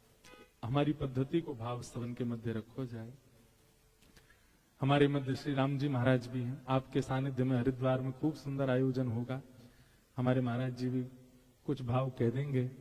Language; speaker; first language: Hindi; native; Hindi